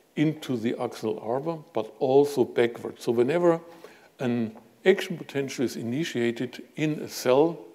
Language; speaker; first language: English; non-native, fluent; German